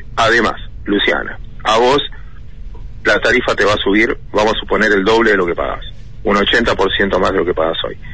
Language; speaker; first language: Spanish; native; Spanish